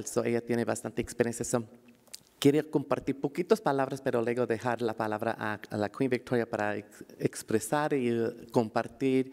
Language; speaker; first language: Spanish; early bilingual, heritage; Spanish